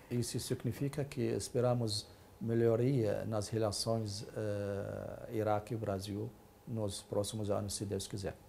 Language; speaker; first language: Portuguese; non-native, fluent; Arabic